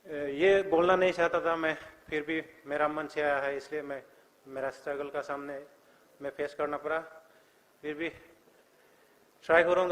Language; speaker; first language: Hindi; non-native, local second language; Bodo